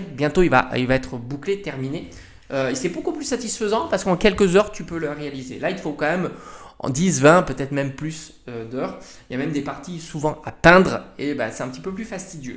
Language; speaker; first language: French; native; French